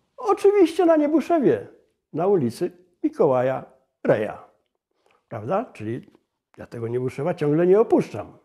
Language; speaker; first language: Polish; native; Polish